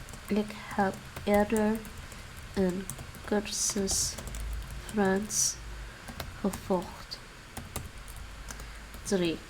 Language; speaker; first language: Dutch; non-native, learner; English